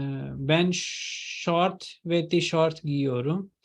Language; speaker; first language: Turkish; non-native, fluent; Urdu